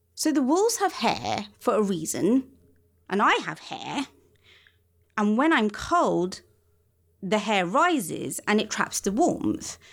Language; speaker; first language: English; native; English